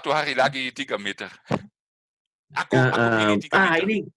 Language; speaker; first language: Indonesian; non-native, fluent; German